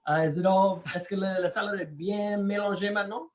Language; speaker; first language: French; non-native, learner; English